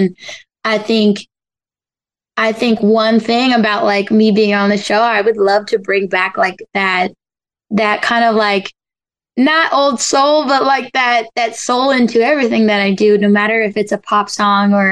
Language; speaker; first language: English; native; English